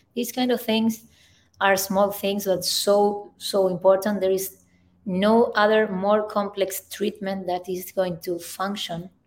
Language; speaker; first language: English; non-native, fluent; Spanish